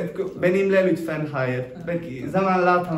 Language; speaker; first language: Turkish; non-native, learner; Italian